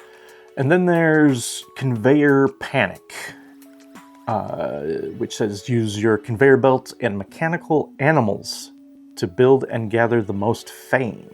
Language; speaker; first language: English; native; English